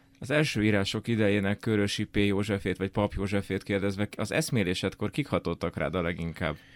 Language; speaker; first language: Hungarian; native; Hungarian